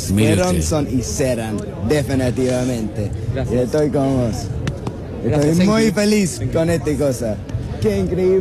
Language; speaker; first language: Spanish; non-native, learner; English